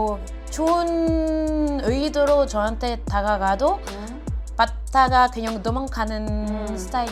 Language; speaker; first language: Korean; non-native, fluent; French